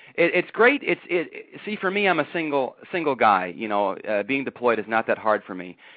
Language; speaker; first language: English; native; English